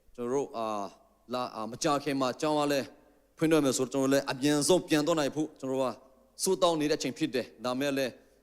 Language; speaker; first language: Burmese; non-native, local second language; Tedim Chin